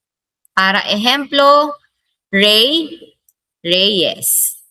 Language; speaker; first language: Spanish; non-native, learner; Filipino